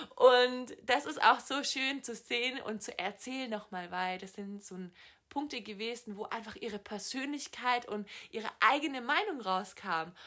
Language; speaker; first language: German; native; German